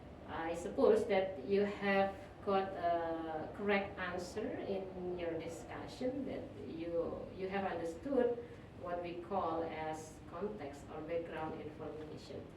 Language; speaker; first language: English; non-native, fluent; Indonesian